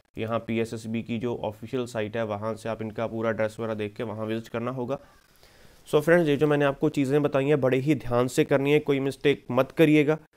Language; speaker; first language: Hindi; non-native, local second language; Punjabi